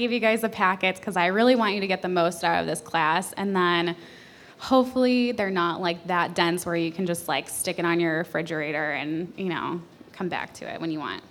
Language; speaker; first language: English; native; English